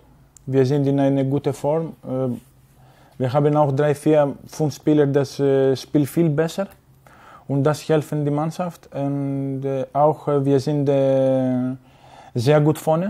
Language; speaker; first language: German; non-native, learner; Greek